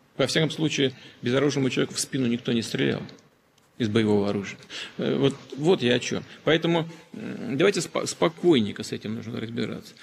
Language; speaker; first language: Russian; native; Russian